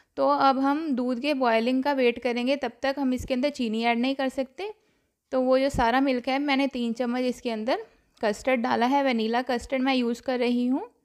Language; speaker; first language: Hindi; non-native, local second language; Punjabi